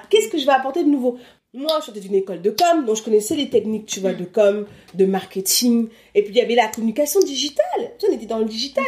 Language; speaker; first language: French; early bilingual, other home language; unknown